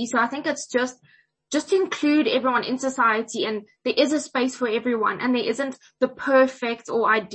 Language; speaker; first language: English; native; English